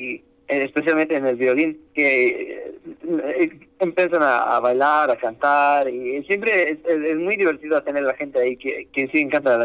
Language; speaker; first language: Spanish; early bilingual, heritage; Spanish